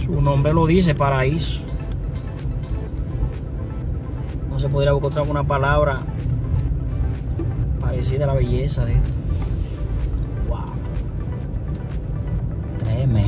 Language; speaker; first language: Spanish; native; Spanish